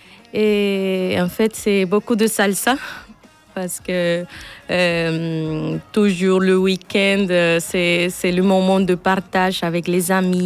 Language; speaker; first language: French; non-native, learner; Spanish